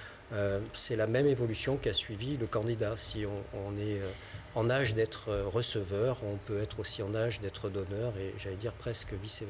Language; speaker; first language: French; native; French